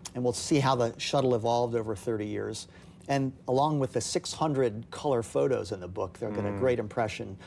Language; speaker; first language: English; native; English